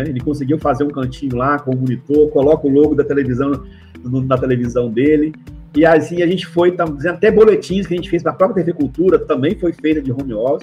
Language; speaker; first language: Portuguese; native; Portuguese